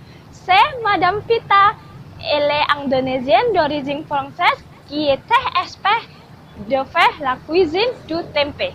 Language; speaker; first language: French; non-native, learner; Indonesian